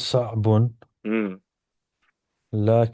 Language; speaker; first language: Arabic; non-native, learner; English